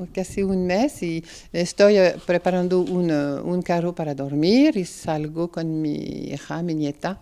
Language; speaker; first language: Spanish; non-native, fluent; French